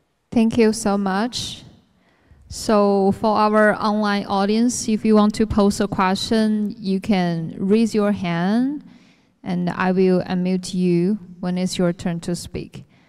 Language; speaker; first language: English; non-native, fluent; Chinese